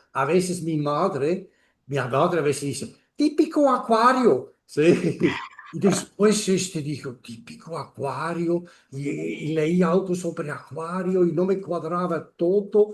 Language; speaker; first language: Spanish; non-native, fluent; German